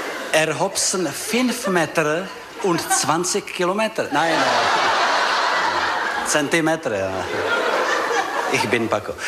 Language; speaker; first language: German; non-native, learner; Czech